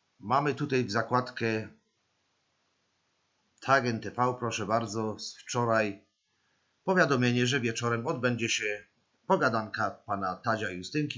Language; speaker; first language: Polish; native; Polish